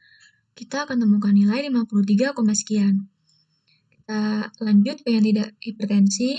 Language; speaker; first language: Indonesian; native; Indonesian